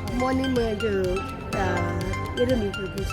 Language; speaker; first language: Korean; non-native, learner; Thai